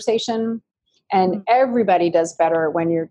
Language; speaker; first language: English; native; English